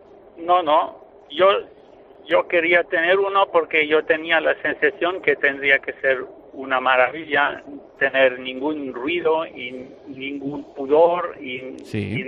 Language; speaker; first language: Spanish; non-native, fluent; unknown